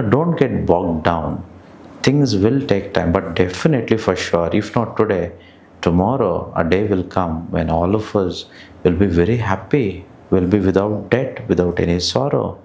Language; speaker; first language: English; non-native, local second language; Kannada